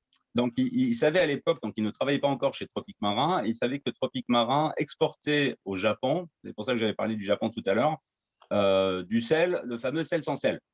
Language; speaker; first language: French; native; French